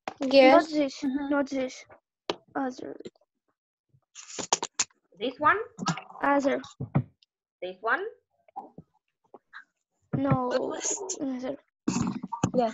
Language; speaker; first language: English; non-native, learner; Russian